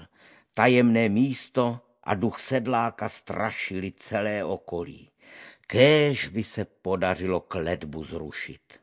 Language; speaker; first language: Czech; native; Czech